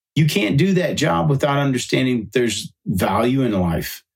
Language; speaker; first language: English; native; English